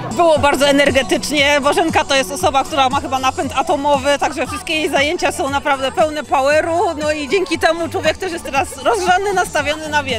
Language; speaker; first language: Polish; native; Polish